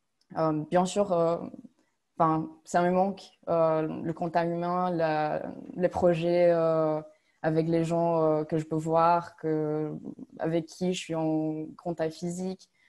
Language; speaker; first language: French; non-native, fluent; Romanian